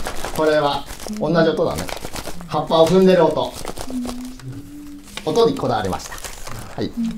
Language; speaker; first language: Japanese; native; Japanese